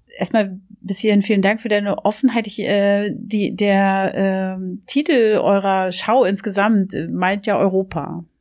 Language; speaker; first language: German; native; German